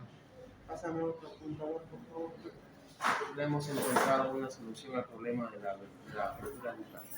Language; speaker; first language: Spanish; native; Spanish